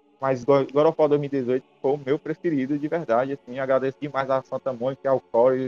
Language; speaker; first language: Portuguese; native; Portuguese